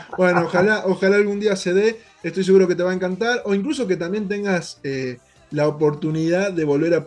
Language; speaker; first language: Spanish; native; Spanish